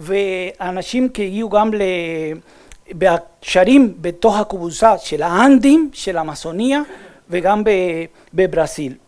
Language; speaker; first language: Hebrew; non-native, fluent; Spanish